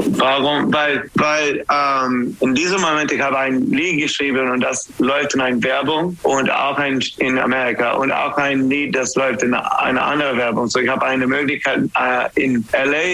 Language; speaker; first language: German; non-native, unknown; English